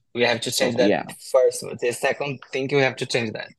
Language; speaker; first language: English; non-native, learner; Portuguese